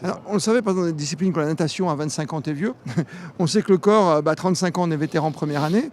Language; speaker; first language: French; native; French